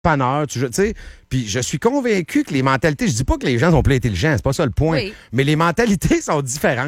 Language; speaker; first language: French; native; French